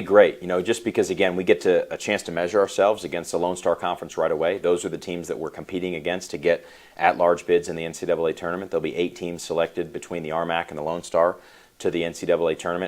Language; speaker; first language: English; native; English